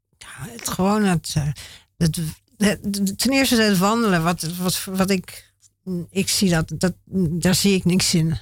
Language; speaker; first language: Dutch; native; Dutch